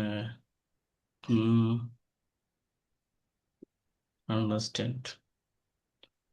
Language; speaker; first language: English; non-native, learner; Bangla